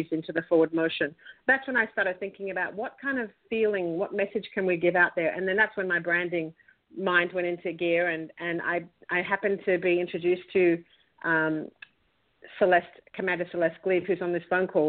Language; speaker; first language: English; native; English